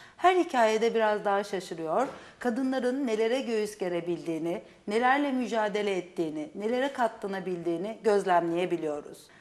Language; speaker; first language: Turkish; native; Turkish